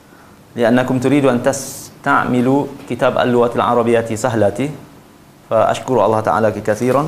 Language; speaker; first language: Arabic; non-native, fluent; Malay